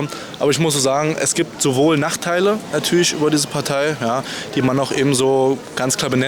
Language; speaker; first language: German; native; German